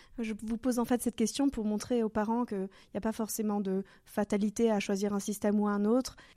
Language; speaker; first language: French; native; French